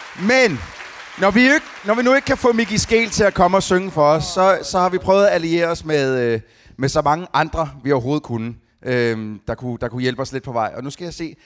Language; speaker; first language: Danish; native; Danish